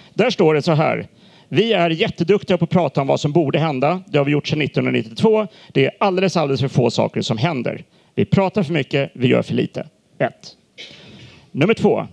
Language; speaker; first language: Swedish; native; Swedish